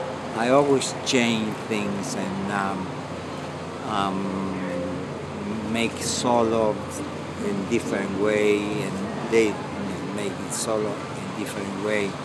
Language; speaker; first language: English; non-native, fluent; Spanish